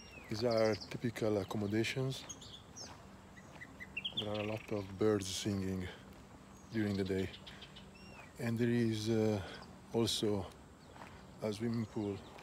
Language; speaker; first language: English; non-native, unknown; Italian